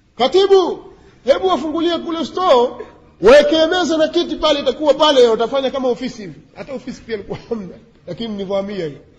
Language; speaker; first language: Swahili; native; Swahili